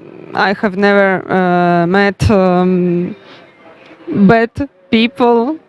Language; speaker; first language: English; non-native, learner; Russian